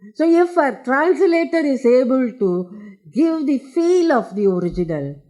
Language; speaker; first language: English; non-native, local second language; Tamil